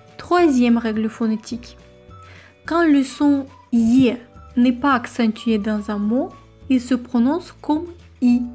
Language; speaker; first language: French; non-native, fluent; Russian